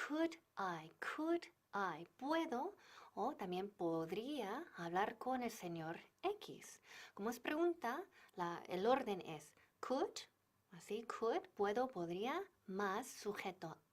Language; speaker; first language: Spanish; non-native, fluent; English